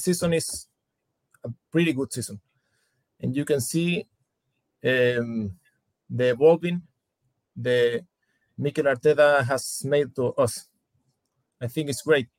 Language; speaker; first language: English; non-native, fluent; Spanish